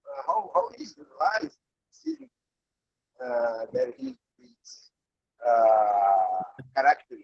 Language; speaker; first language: English; non-native, learner; Portuguese